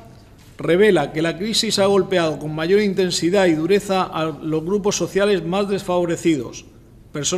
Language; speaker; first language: Spanish; native; Spanish